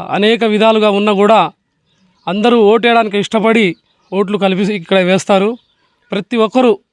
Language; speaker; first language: Telugu; non-native, local second language; Lambadi